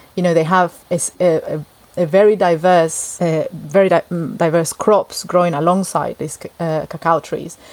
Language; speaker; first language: English; native; English